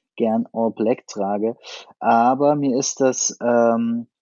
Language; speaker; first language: German; native; German